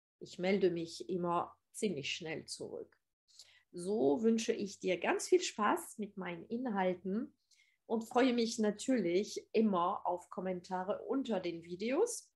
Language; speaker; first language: German; non-native, fluent; French